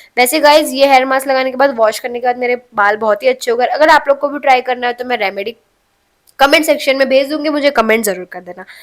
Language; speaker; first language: Hindi; non-native, local second language; Marathi